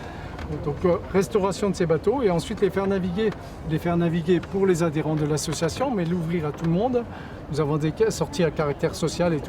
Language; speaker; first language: French; native; French